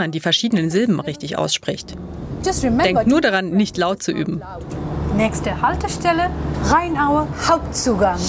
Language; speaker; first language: German; non-native, fluent; Bangla